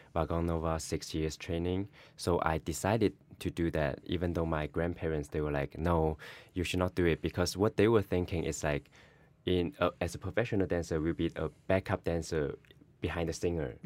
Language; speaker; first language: English; non-native, learner; Chinese